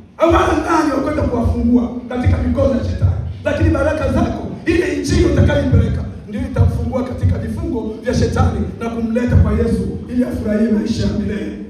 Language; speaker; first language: Swahili; native; Swahili